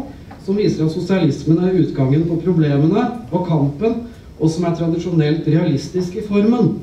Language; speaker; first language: Norwegian; native; Norwegian